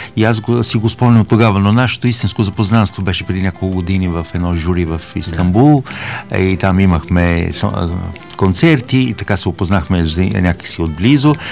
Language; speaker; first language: Bulgarian; native; Bulgarian